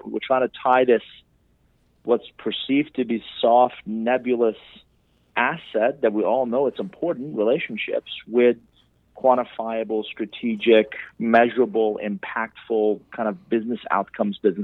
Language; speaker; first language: English; non-native, fluent; Persian